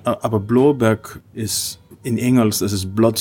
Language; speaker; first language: German; non-native, learner; Dutch